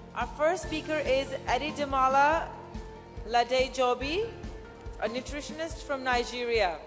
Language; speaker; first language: English; native; English